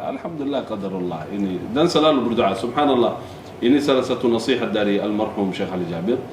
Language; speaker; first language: Indonesian; non-native, fluent; Arabic